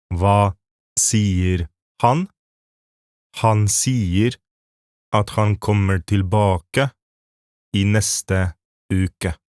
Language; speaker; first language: Norwegian; non-native, fluent; Polish